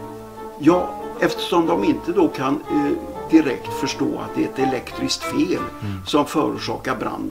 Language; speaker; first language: Swedish; native; Swedish